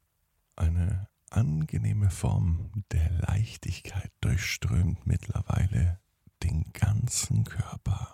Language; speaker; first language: German; native; German